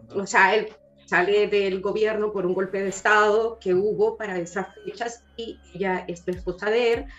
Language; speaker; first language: Spanish; native; Spanish